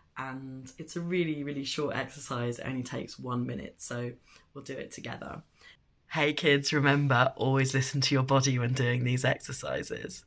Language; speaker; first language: English; native; English